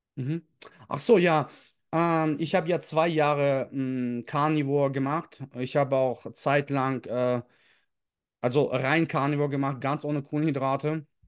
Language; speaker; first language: German; early bilingual, other home language; Russian